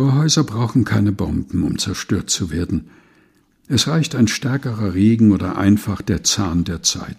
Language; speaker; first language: German; non-native, fluent; Portuguese